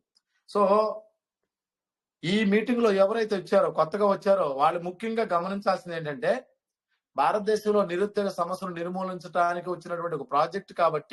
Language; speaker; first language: Telugu; native; Telugu